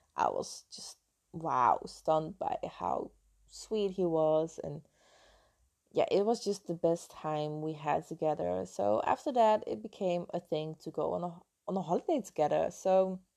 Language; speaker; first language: English; non-native, fluent; Dutch